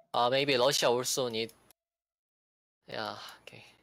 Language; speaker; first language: English; non-native, learner; Korean